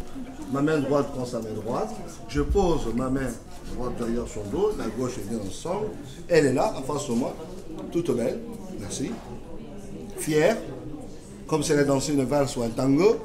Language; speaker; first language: French; native; French